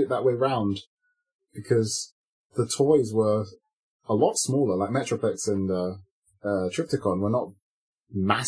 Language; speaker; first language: English; native; English